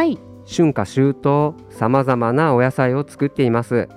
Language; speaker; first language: Japanese; native; Japanese